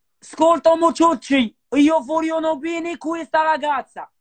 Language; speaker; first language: Italian; non-native, learner; Arabic